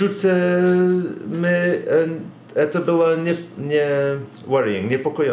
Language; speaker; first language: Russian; non-native, learner; English